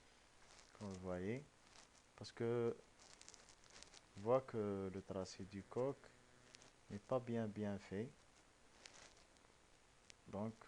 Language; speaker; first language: French; non-native, local second language; Arabic